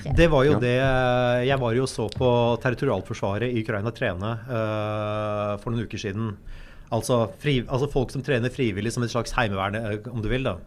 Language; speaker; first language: Norwegian; native; Norwegian